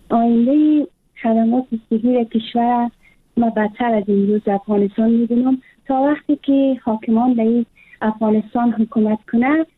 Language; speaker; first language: Persian; native; Persian